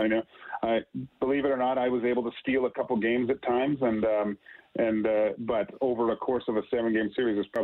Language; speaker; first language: English; native; English